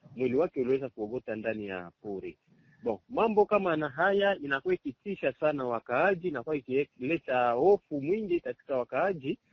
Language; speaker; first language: Swahili; native; Swahili